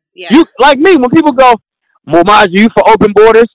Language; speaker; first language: English; native; English